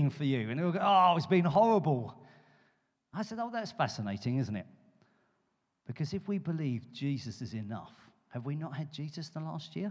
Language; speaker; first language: English; native; English